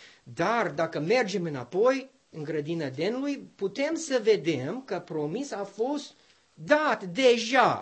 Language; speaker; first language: Romanian; non-native, learner; English